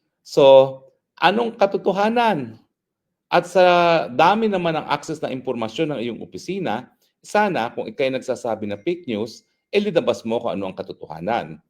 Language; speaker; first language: Filipino; native; Filipino